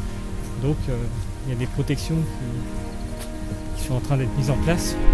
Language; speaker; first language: French; native; French